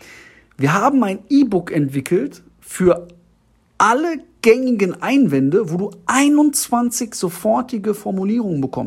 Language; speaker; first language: German; native; German